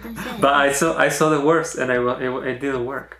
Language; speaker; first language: English; non-native, learner; Spanish